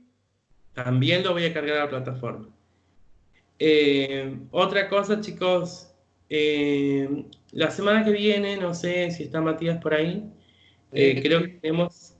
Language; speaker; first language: Spanish; native; Spanish